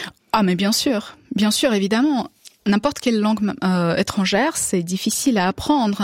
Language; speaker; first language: French; non-native, fluent; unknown